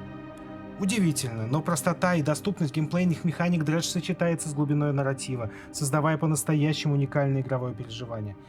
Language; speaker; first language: Russian; native; Russian